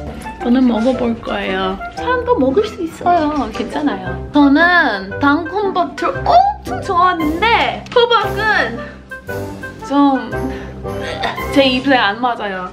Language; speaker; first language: Korean; non-native, fluent; English